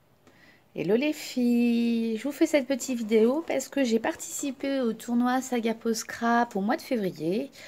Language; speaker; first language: French; native; French